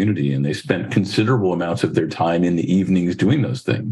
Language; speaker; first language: English; native; English